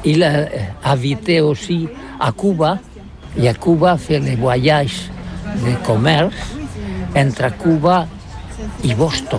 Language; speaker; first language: French; non-native, learner; Catalan